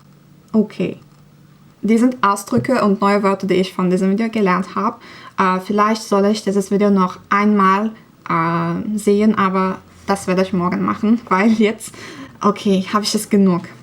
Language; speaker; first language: German; non-native, learner; Turkish